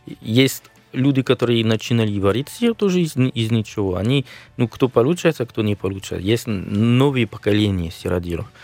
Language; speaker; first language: Russian; non-native, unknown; French